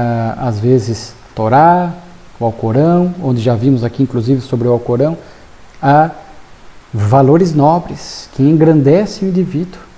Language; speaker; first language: Portuguese; native; Portuguese